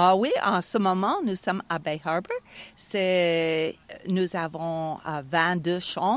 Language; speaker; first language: French; non-native, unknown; English